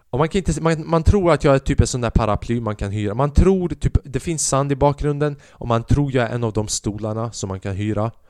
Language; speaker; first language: Swedish; early bilingual, other home language; Albanian